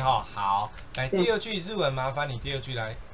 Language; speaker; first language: Chinese; native; Chinese